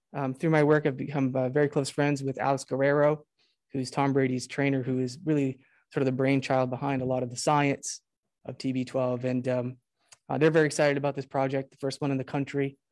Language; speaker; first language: English; native; English